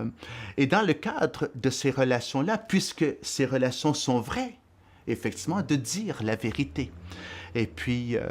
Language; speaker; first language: French; native; French